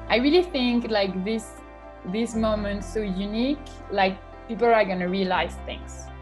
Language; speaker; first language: English; non-native, fluent; French